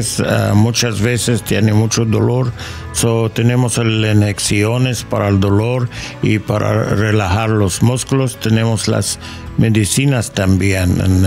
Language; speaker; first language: Spanish; non-native, learner; English